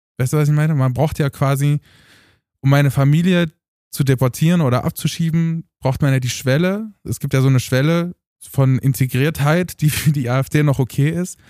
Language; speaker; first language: German; early bilingual, other home language; Romanian